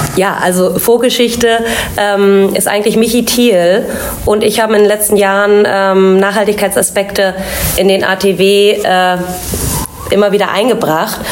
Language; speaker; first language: German; native; German